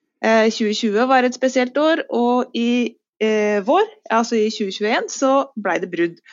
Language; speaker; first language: Norwegian; native; Norwegian